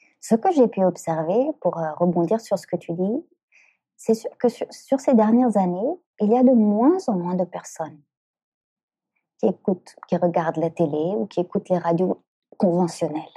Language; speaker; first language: French; native; French